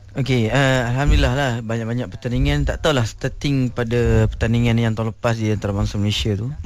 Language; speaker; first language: Malay; native; Malay